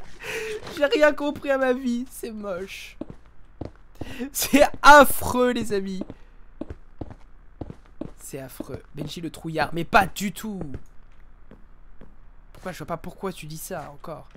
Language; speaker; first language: French; native; French